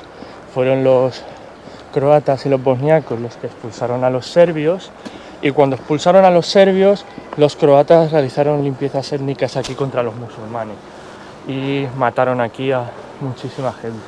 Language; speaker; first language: Spanish; native; Spanish